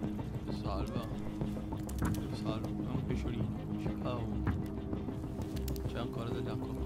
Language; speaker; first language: Italian; native; Italian